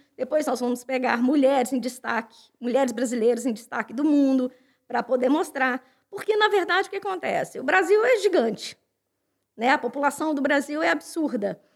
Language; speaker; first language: Portuguese; native; Portuguese